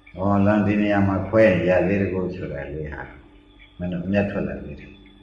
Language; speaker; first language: Burmese; native; Burmese